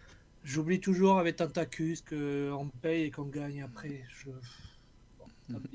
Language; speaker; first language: French; native; French